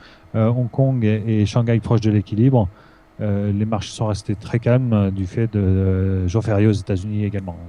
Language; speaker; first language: French; native; French